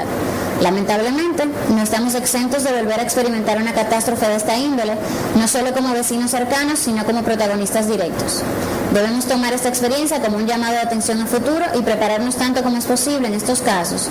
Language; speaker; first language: Spanish; native; Spanish